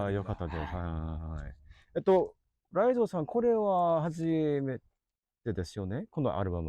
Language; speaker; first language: Japanese; non-native, learner; English